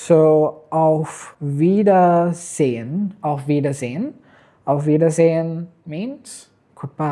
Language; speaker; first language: German; non-native, fluent; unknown